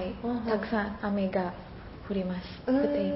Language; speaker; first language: Japanese; non-native, learner; Indonesian